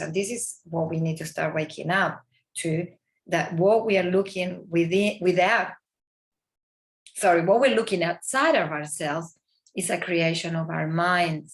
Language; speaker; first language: English; non-native, fluent; Spanish